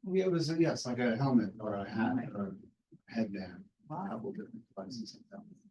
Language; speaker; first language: English; native; English